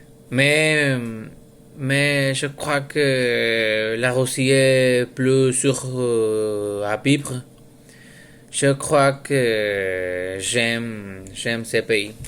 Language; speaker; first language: French; non-native, learner; Spanish